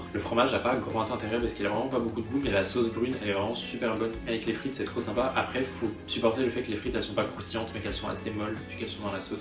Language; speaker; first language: French; native; French